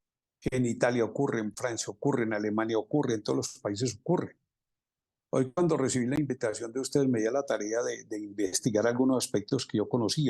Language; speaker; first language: Spanish; native; Spanish